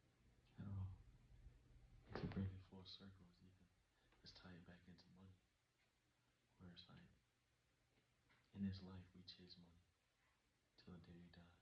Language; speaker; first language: English; native; English